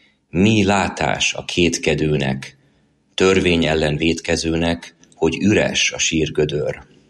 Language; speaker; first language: Hungarian; native; Hungarian